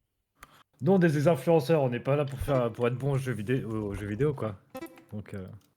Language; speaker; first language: French; native; French